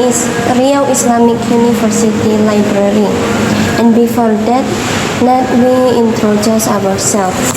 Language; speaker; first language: English; non-native, learner; Indonesian